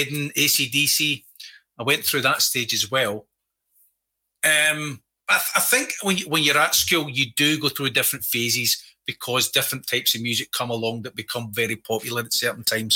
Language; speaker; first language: English; native; English